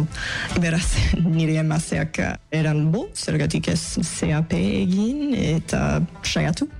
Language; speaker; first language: Basque; non-native, local second language; French